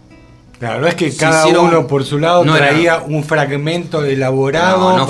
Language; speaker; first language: Spanish; native; Spanish